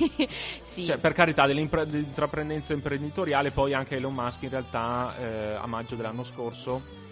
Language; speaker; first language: Italian; native; Italian